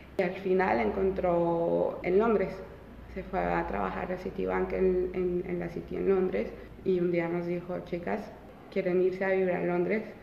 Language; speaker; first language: Spanish; early bilingual, heritage; Spanish